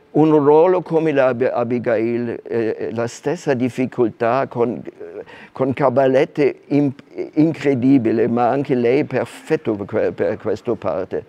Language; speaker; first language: Italian; non-native, fluent; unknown